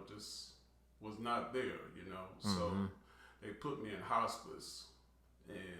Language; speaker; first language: English; native; English